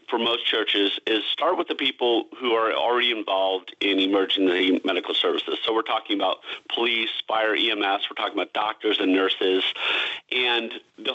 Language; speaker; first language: English; native; English